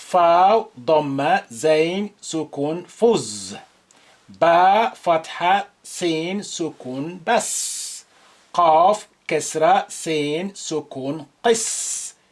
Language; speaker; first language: Arabic; non-native, fluent; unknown